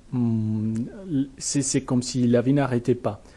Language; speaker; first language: French; non-native, learner; Spanish